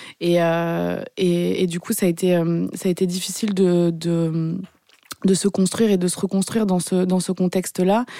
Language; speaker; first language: French; early bilingual, other home language; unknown